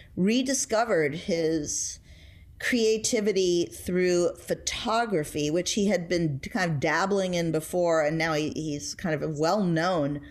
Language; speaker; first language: English; native; English